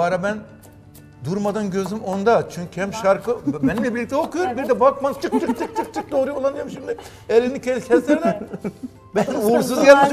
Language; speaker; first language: Turkish; native; Turkish